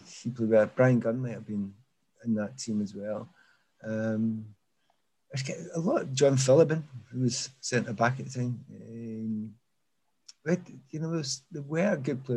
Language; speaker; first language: English; native; English